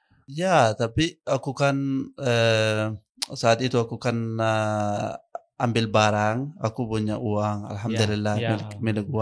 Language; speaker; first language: Indonesian; non-native, learner; Arabic